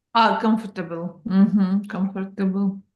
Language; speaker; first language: English; non-native, learner; Russian